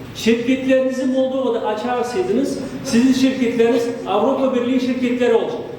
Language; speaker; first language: Turkish; non-native, fluent; Romanian